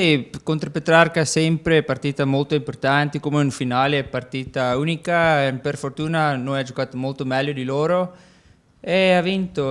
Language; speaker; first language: Italian; non-native, learner; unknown